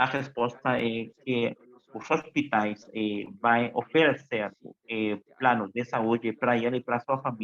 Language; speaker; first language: Portuguese; non-native, fluent; Spanish